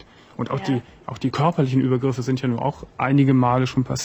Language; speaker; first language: German; native; German